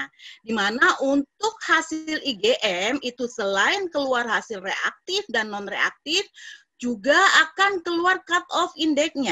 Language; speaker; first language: Indonesian; native; Indonesian